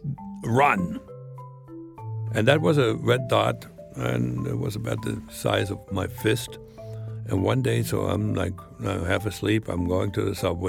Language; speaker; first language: English; non-native, fluent; German